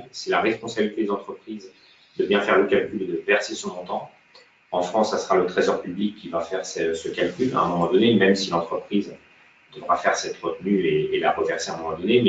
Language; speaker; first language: French; native; French